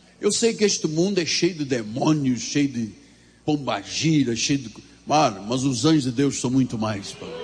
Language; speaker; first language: Portuguese; native; Portuguese